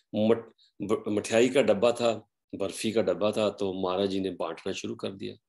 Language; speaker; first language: Hindi; non-native, local second language; Punjabi